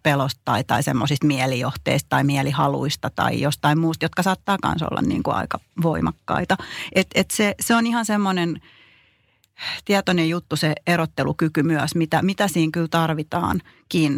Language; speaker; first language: Finnish; native; Finnish